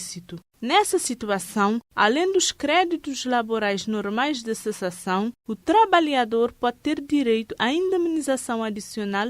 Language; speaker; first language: Portuguese; non-native, local second language; Kabuverdianu